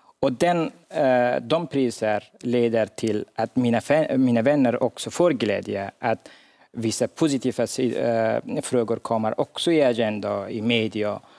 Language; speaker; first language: Swedish; non-native, fluent; Hazaragi